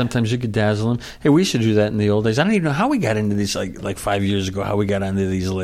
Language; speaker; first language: English; native; English